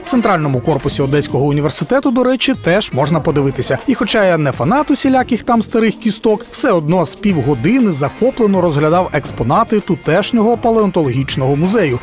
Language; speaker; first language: Ukrainian; native; Ukrainian